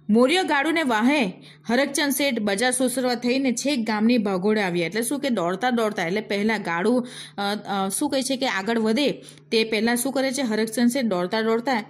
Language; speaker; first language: Gujarati; native; Gujarati